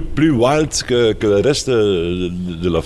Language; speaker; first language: French; non-native, fluent; Dutch